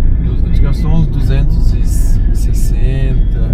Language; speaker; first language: Portuguese; native; Portuguese